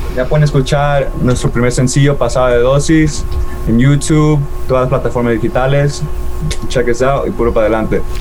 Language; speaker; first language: Spanish; early bilingual, heritage; Spanish